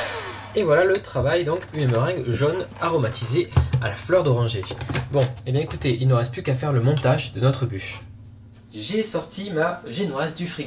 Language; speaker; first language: French; native; French